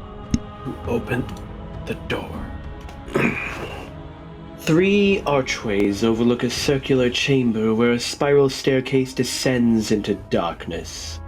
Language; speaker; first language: English; native; English